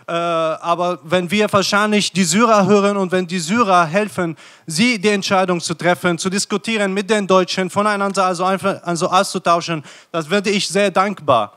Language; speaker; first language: German; non-native, fluent; Arabic